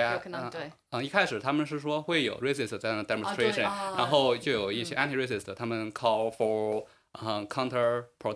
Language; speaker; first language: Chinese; native; Chinese